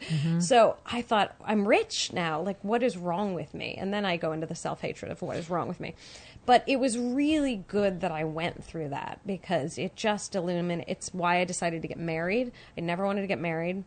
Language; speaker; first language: English; native; English